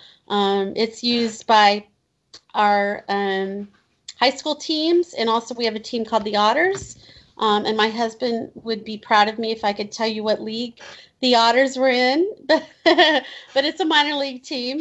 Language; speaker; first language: English; native; English